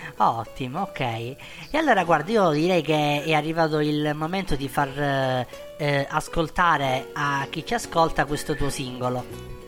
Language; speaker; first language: Italian; native; Italian